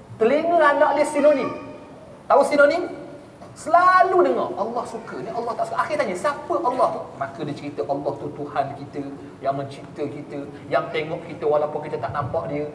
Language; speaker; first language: Malay; native; Malay